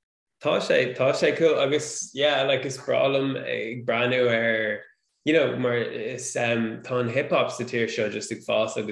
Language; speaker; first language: Irish; non-native, local second language; English